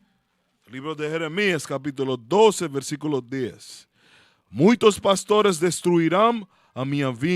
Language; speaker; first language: Portuguese; non-native, learner; Spanish